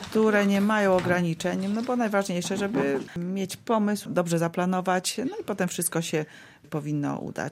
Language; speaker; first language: Polish; native; Polish